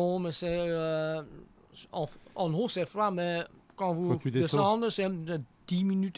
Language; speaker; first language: French; non-native, local second language; Dutch